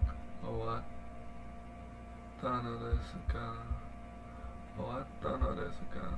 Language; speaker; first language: Japanese; non-native, learner; English